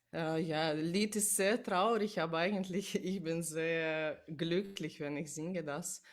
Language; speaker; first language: German; non-native, learner; Russian